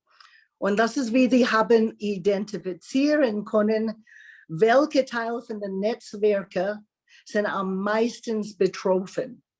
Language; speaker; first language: German; non-native, learner; English